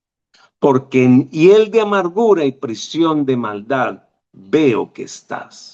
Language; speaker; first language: Spanish; native; Spanish